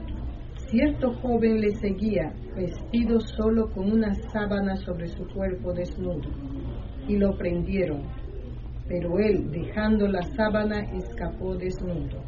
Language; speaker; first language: Spanish; native; Spanish